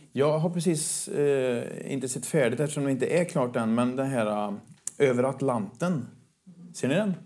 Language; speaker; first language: Swedish; native; Swedish